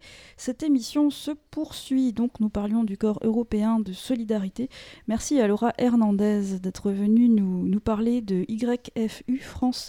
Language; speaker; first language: French; native; French